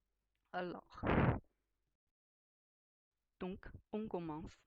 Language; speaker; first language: French; non-native, fluent; Chinese